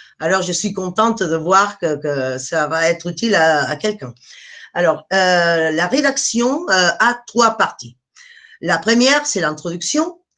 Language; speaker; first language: French; non-native, fluent; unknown